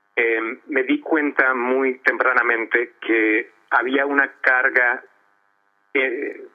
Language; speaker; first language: Spanish; early bilingual, heritage; Spanish